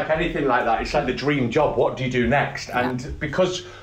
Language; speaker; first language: English; native; English